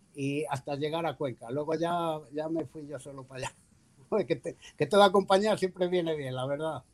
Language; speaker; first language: Spanish; native; Spanish